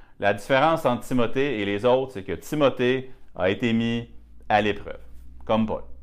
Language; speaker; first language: French; native; French